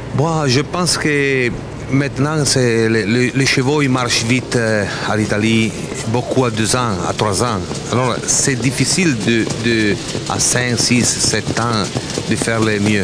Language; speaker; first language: French; non-native, learner; Italian